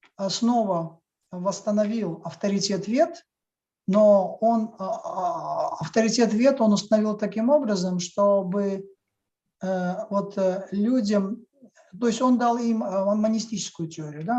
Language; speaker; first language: Russian; native; Russian